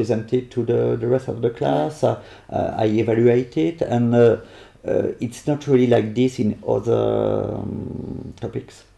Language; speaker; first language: English; non-native, learner; French